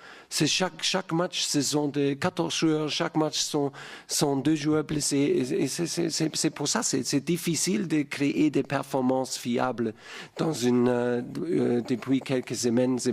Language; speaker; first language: French; non-native, fluent; German